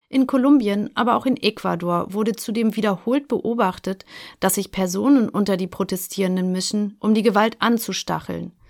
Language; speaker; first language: German; native; German